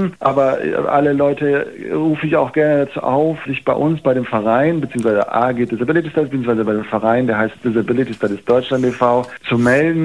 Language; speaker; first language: German; native; German